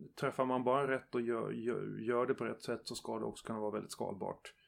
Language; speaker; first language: Swedish; native; Swedish